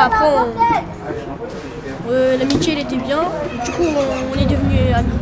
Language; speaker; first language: French; early bilingual, other home language; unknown